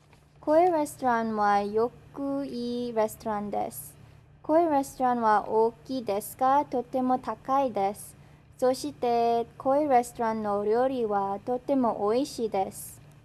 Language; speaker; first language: Japanese; non-native, learner; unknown